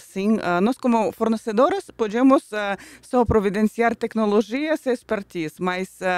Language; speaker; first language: Portuguese; non-native, fluent; Russian